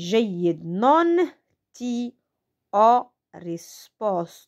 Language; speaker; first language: Italian; non-native, learner; Arabic